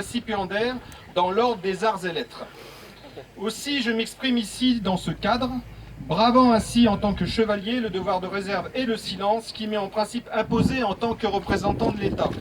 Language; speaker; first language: French; native; French